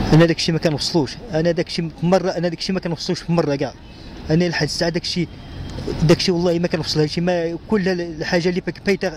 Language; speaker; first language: Arabic; native; Arabic